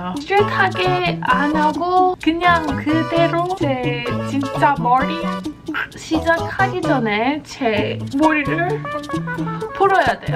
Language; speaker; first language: Korean; non-native, fluent; English